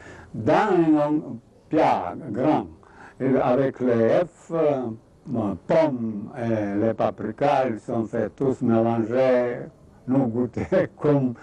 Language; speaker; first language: French; non-native, fluent; Serbian